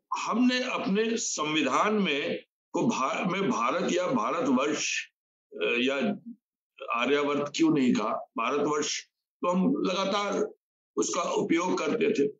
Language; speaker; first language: Hindi; non-native, local second language; Bhojpuri